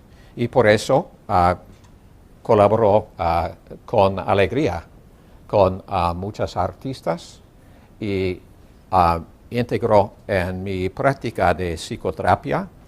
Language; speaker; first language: Spanish; non-native, learner; English